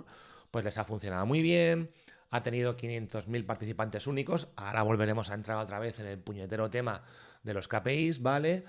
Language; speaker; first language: Spanish; native; Spanish